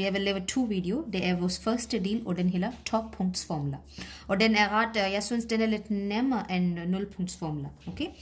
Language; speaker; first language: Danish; non-native, fluent; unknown